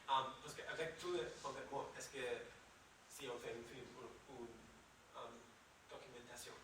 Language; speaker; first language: French; non-native, learner; English